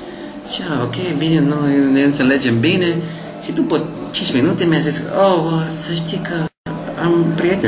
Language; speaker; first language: Romanian; non-native, learner; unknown